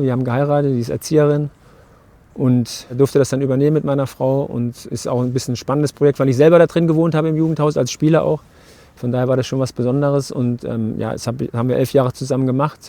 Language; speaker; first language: German; native; German